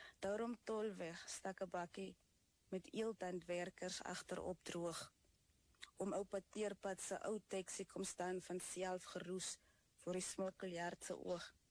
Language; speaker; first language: Afrikaans; native; Afrikaans